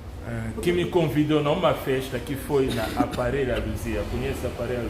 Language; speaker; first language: Portuguese; non-native, learner; Luba-Lulua